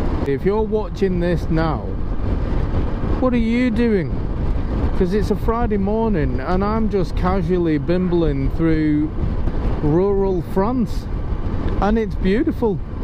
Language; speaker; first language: English; native; English